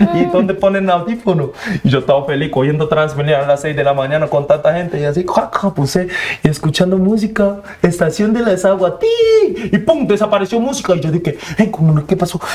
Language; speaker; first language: Spanish; non-native, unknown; Korean